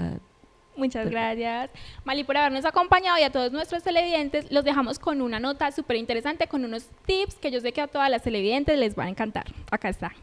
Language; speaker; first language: Spanish; native; Spanish